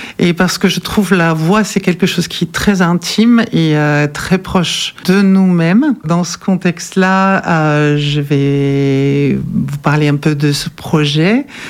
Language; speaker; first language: French; non-native, fluent; German